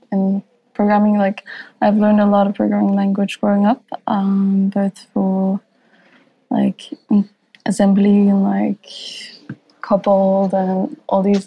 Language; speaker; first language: English; non-native, fluent; Danish